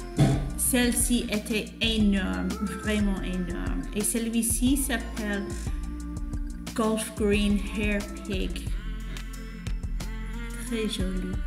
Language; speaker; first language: French; non-native, fluent; English